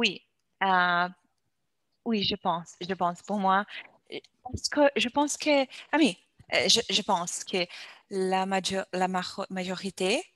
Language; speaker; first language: French; non-native, learner; Portuguese